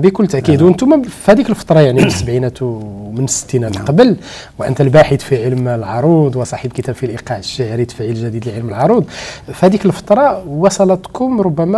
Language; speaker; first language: Arabic; native; Arabic